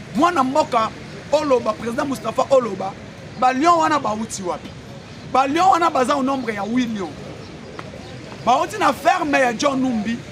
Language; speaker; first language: Lingala; non-native, local second language; Luba-Lulua